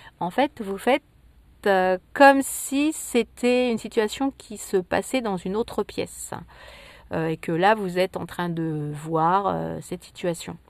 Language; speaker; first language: French; native; French